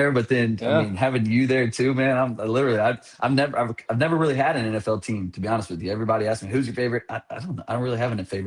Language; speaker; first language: English; native; English